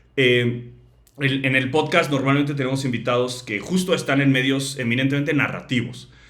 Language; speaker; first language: Spanish; native; Spanish